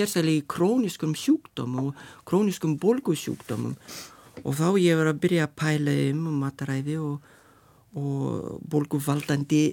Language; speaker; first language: Icelandic; non-native, fluent; Lithuanian